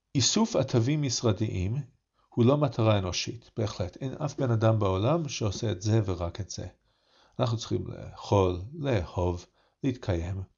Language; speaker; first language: Hebrew; non-native, fluent; English